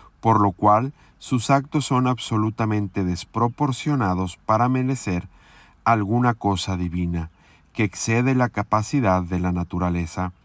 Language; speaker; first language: Spanish; native; Spanish